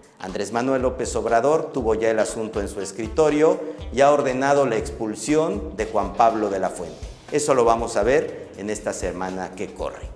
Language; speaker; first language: Spanish; native; Spanish